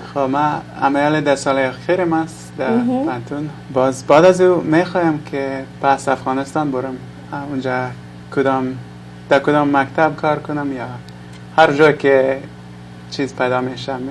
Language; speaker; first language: Persian; non-native, local second language; English